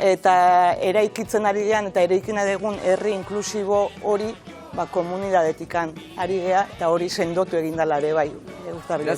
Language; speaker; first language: Basque; native; Basque